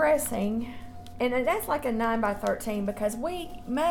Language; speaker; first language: English; native; English